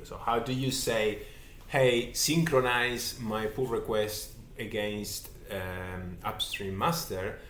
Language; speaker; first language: English; non-native, fluent; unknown